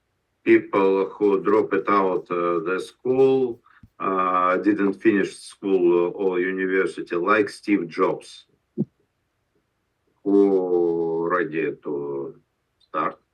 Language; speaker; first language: English; non-native, learner; Russian